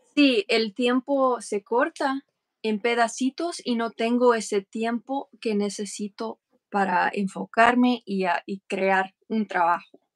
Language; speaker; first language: Spanish; non-native, fluent; English